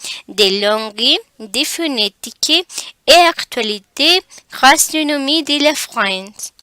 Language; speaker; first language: French; non-native, learner; Spanish